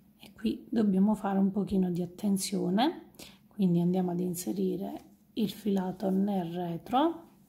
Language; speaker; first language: Italian; native; Italian